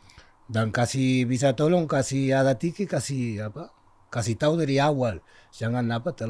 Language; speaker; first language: Indonesian; non-native, learner; Spanish